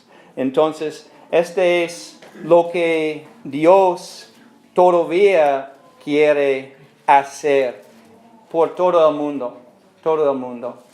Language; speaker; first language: Spanish; non-native, learner; English